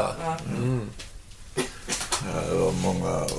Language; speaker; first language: Swedish; non-native, learner; Finnish